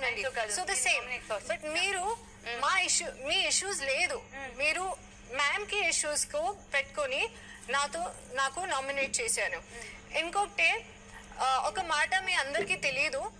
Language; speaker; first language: Telugu; non-native, learner; Hindi